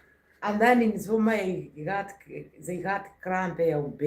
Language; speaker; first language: Dutch; non-native, learner; Kikuyu